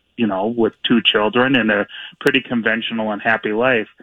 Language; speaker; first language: English; native; English